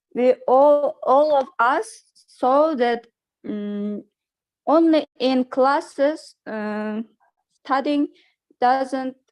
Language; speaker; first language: English; non-native, learner; Russian